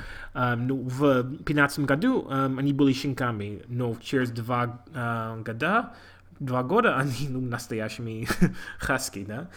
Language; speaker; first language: Russian; non-native, learner; English